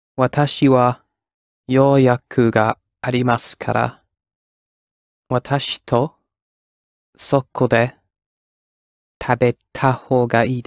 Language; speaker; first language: Japanese; non-native, learner; English